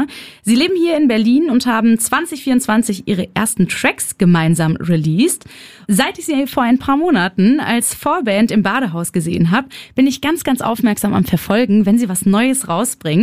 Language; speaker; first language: German; native; German